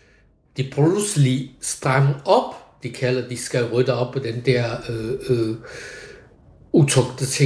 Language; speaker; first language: Danish; non-native, fluent; Chinese